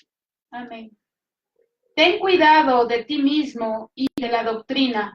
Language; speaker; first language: Spanish; native; Spanish